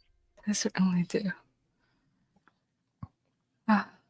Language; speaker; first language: English; native; English